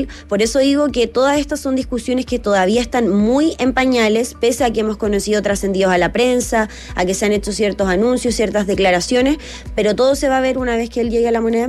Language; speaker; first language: Spanish; native; Spanish